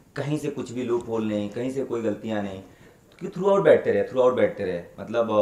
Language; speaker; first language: Hindi; native; Hindi